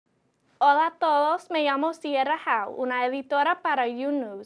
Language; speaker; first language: Spanish; non-native, learner; English